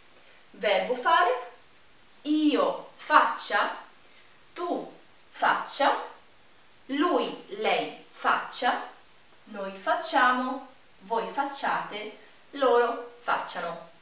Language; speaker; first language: Italian; non-native, fluent; Portuguese